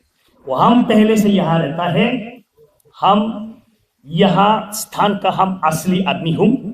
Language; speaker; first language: Hindi; non-native, local second language; Thado Chin